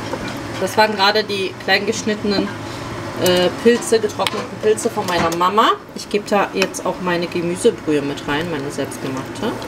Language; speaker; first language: German; native; German